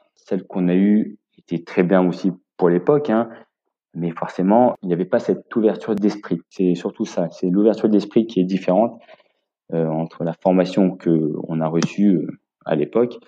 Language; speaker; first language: French; native; French